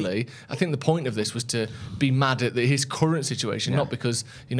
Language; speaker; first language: English; native; English